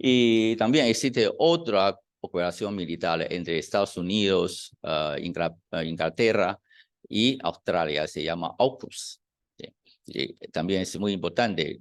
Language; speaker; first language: Spanish; non-native, fluent; Chinese